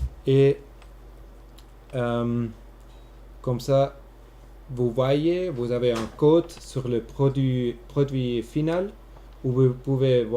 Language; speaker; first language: French; non-native, local second language; German